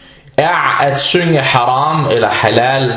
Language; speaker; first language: Danish; early bilingual, other home language; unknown